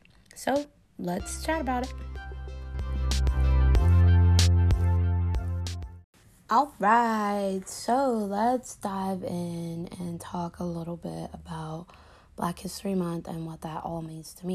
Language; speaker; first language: English; native; English